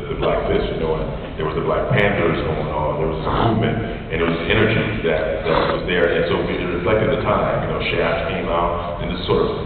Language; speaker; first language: English; native; English